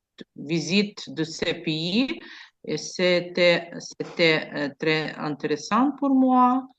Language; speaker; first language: French; non-native, learner; Ukrainian